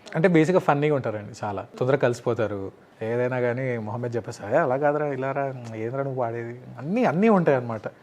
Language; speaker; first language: Telugu; native; Telugu